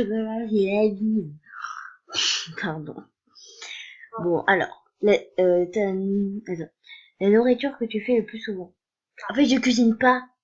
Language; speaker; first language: French; native; French